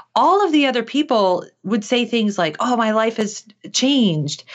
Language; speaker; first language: English; native; English